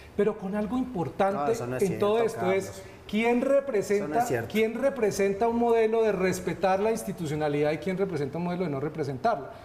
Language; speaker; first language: Spanish; native; Spanish